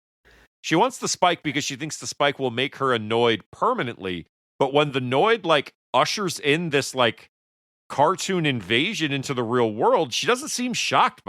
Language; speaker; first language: English; native; English